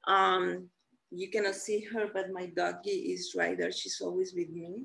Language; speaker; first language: English; non-native, fluent; Spanish